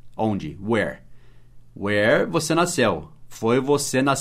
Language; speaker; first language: Portuguese; non-native, fluent; English